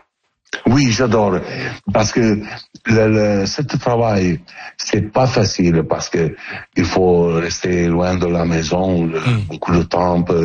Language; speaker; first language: French; non-native, learner; Italian